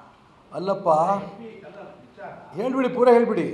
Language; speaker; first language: Kannada; native; Kannada